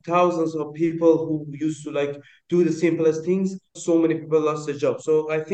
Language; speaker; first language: English; non-native, local second language; Persian